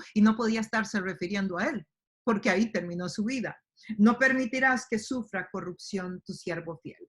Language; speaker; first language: Spanish; native; Spanish